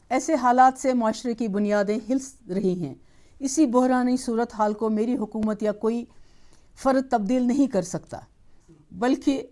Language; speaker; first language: Hindi; non-native, local second language; Kashmiri